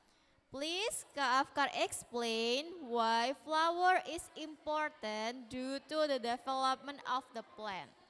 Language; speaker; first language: English; non-native, learner; Indonesian